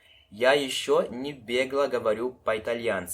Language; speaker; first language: Russian; non-native, fluent; Portuguese